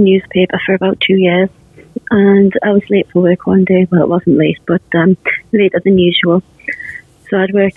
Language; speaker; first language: English; native; English